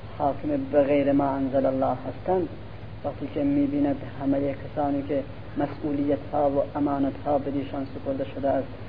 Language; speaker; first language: Persian; non-native, local second language; Central Kurdish